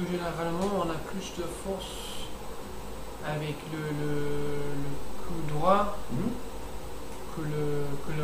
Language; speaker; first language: French; non-native, learner; English